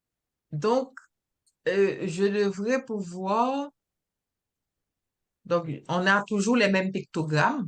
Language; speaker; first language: French; native; French